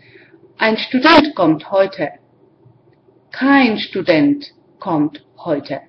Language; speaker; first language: German; non-native, learner; Spanish